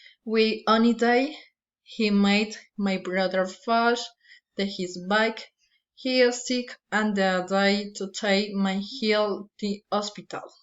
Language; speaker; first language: English; non-native, learner; Spanish